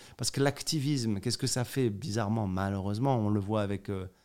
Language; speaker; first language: French; native; French